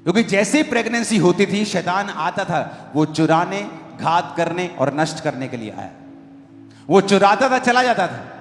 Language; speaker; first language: Hindi; non-native, local second language; Punjabi